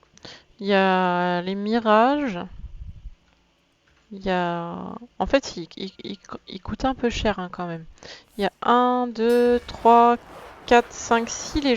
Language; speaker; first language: French; native; French